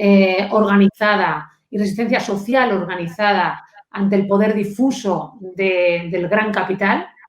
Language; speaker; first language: Spanish; native; Spanish